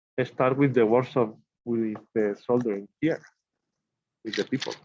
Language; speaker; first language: English; non-native, learner; Spanish